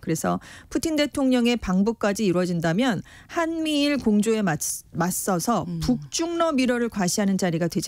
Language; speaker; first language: Korean; native; Korean